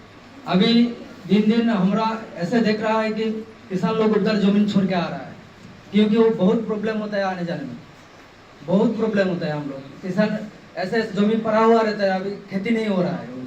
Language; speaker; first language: Hindi; non-native, local second language; Bangla